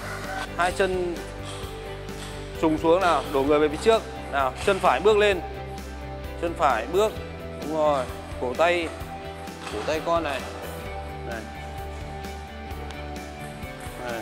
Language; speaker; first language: Vietnamese; native; Vietnamese